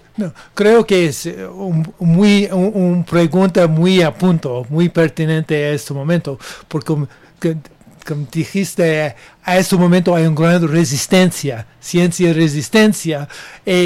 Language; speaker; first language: Spanish; non-native, learner; English